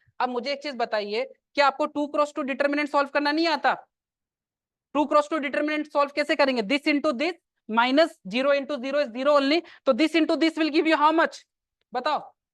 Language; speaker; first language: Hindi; non-native, local second language; Assamese